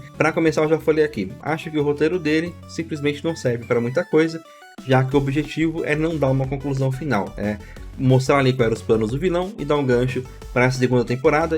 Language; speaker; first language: Portuguese; native; Portuguese